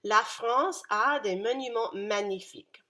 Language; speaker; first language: French; non-native, fluent; English